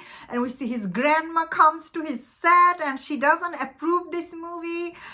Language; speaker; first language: English; non-native, fluent; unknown